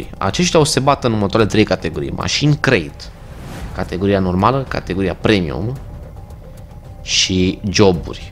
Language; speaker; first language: Romanian; native; Romanian